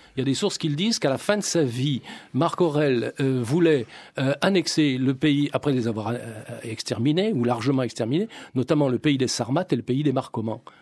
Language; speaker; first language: French; native; French